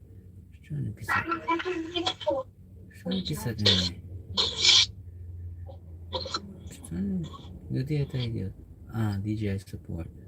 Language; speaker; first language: Russian; non-native, learner; English